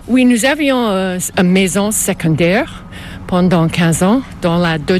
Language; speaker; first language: French; non-native, fluent; English